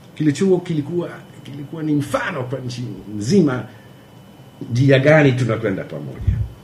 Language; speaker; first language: Swahili; non-native, fluent; German